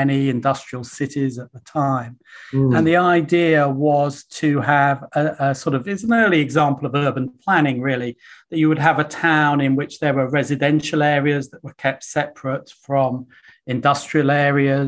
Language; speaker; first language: English; native; English